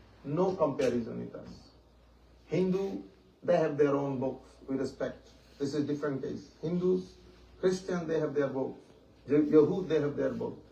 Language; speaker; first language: English; non-native, local second language; Bangla